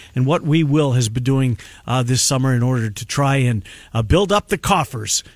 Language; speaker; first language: English; native; English